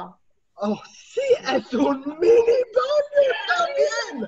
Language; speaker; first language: Spanish; non-native, learner; English